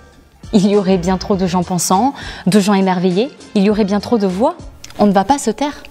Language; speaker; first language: French; native; French